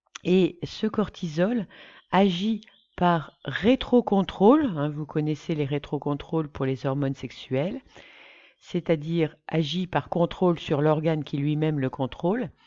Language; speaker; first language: French; native; French